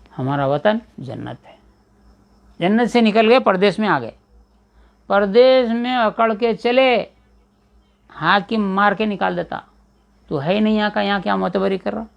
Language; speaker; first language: Urdu; native; Urdu